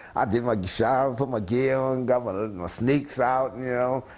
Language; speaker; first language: English; native; English